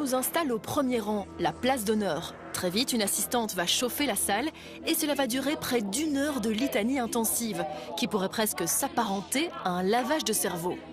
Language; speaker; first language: French; native; French